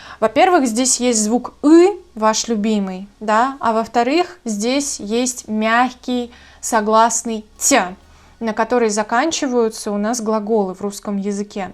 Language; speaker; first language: Russian; native; Russian